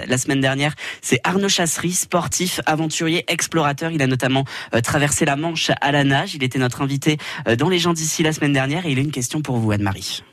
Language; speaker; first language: French; native; French